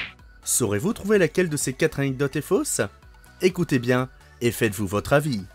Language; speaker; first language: French; native; French